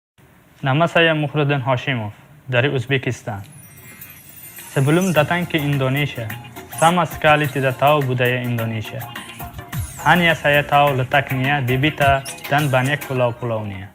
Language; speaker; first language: Indonesian; non-native, learner; Uzbek